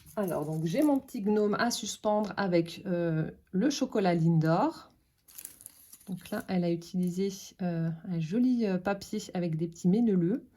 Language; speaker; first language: French; native; French